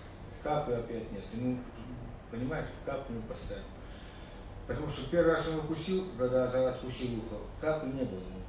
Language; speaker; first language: Russian; native; Russian